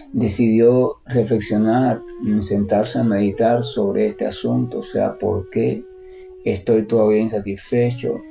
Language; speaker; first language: Spanish; native; Spanish